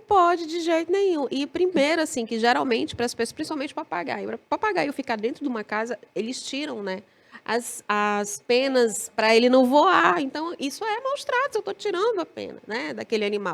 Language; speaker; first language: Portuguese; native; Portuguese